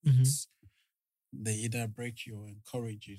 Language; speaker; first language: English; non-native, local second language; Yoruba